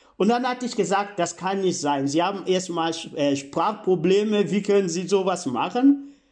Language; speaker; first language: German; non-native, fluent; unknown